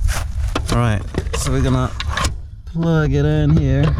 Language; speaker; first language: English; native; English